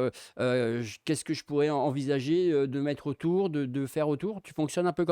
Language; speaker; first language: French; native; French